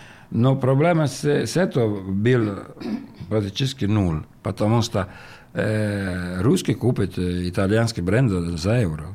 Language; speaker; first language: Russian; non-native, learner; Italian